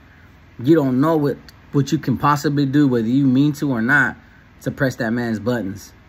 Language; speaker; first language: English; native; English